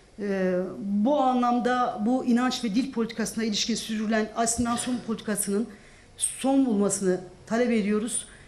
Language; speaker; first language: Turkish; non-native, local second language; Zaza